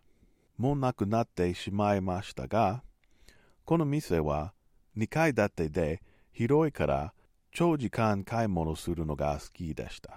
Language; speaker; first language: Japanese; non-native, learner; English